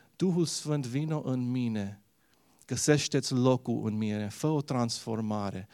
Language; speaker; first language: Romanian; early bilingual, heritage; Romanian